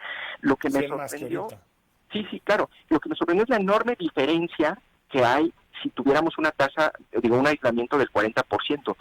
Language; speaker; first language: Spanish; native; Spanish